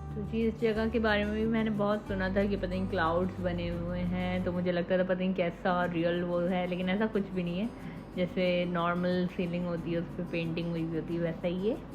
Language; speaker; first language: Urdu; native; Urdu